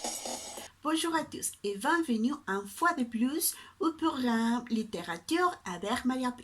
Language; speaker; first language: French; non-native, learner; Spanish